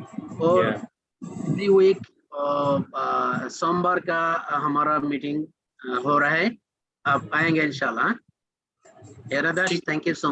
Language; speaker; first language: Hindi; non-native, learner; Bangla